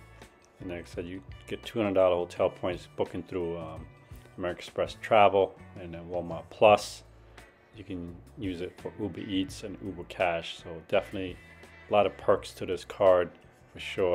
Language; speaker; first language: English; native; English